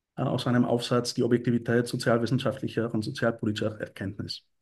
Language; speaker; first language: German; non-native, fluent; Bulgarian